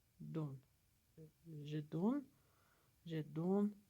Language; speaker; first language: French; non-native, learner; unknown